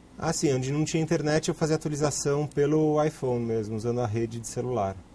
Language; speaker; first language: Portuguese; native; Portuguese